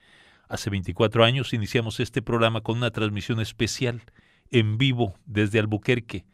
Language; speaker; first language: Spanish; native; Spanish